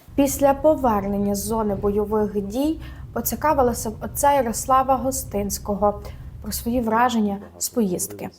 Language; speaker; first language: Ukrainian; native; Ukrainian